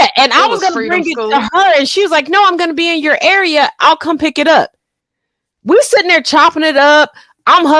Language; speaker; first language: English; native; English